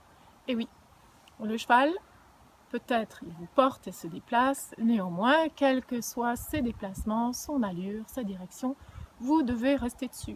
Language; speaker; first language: French; native; French